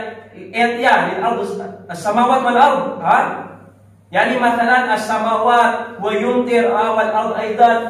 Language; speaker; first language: Arabic; non-native, learner; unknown